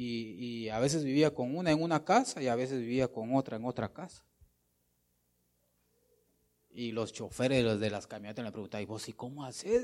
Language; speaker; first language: Spanish; native; Spanish